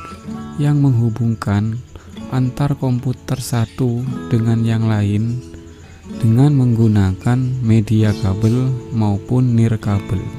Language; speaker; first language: Indonesian; native; Indonesian